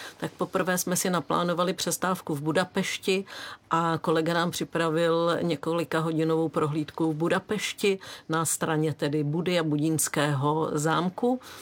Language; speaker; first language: Czech; native; Czech